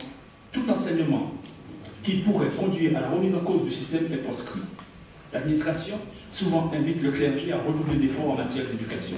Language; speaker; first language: French; native; French